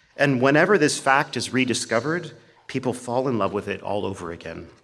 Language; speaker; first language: English; native; English